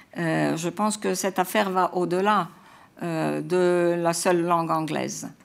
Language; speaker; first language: French; non-native, fluent; Croatian